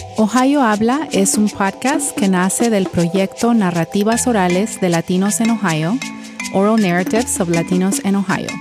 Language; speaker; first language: Spanish; early bilingual, heritage; Spanish